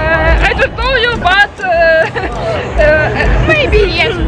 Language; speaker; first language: English; non-native, learner; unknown